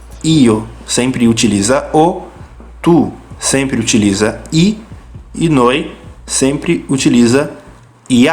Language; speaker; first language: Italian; non-native, fluent; Portuguese